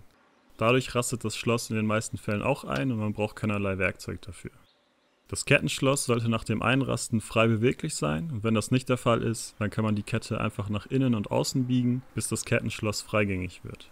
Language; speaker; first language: German; native; German